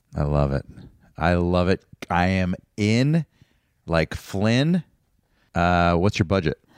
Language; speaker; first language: English; native; English